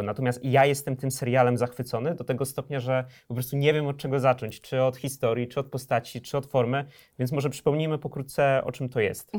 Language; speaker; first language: Polish; native; Polish